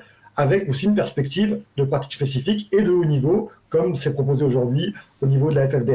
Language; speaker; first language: French; native; French